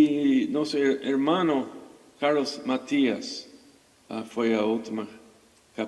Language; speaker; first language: Portuguese; non-native, fluent; English